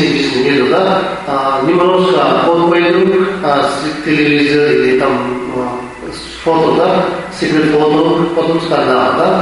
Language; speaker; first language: Russian; non-native, learner; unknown